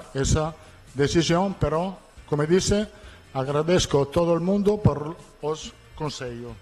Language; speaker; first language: Portuguese; non-native, learner; Italian